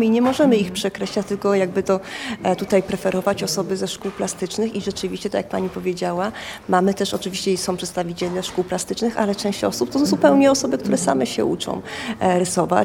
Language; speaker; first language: Polish; native; Polish